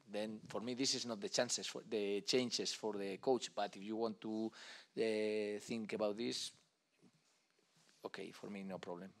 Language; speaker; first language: English; non-native, learner; Spanish